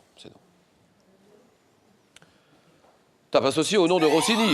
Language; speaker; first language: French; native; French